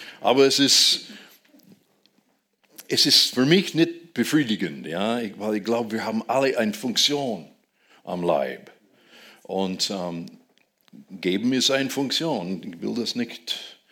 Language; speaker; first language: German; non-native, fluent; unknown